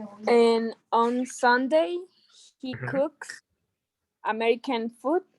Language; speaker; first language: English; non-native, learner; Spanish